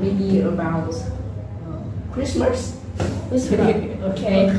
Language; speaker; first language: English; non-native, learner; Vietnamese